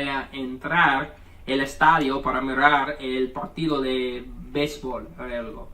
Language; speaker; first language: Spanish; early bilingual, heritage; English